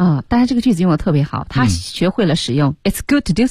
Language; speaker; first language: Chinese; native; Chinese